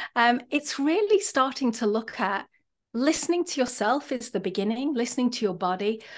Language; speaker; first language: English; native; English